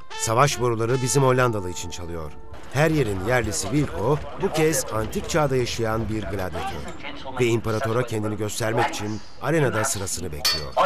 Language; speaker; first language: Turkish; native; Turkish